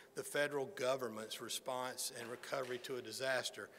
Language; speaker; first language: English; native; English